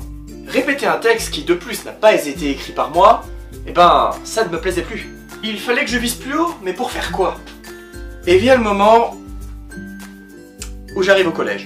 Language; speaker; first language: French; native; French